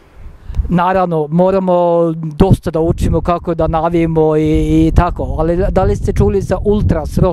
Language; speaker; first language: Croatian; non-native, learner; Norwegian